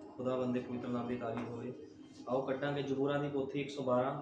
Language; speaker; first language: Hindi; non-native, local second language; Punjabi